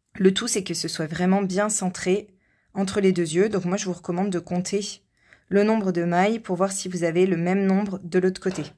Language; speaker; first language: French; native; French